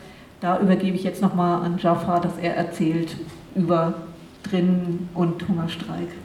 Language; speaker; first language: German; native; German